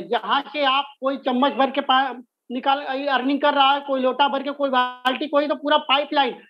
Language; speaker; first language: Hindi; native; Hindi